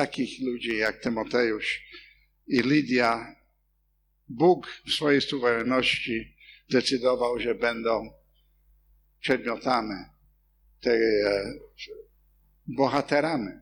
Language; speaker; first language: Polish; non-native, fluent; English